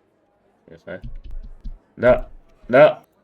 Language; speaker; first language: Arabic; native; Arabic